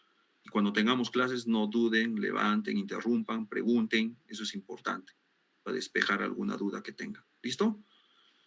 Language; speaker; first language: Spanish; native; Spanish